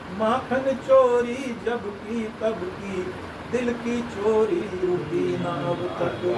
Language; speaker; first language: Hindi; native; Hindi